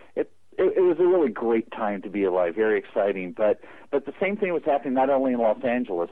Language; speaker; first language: English; native; English